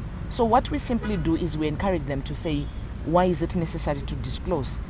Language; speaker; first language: English; non-native, local second language; Shona